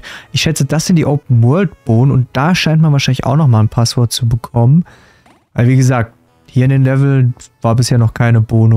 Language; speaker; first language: German; native; German